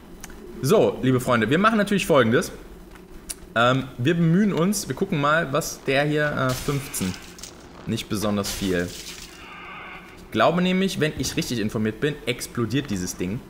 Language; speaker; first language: German; native; German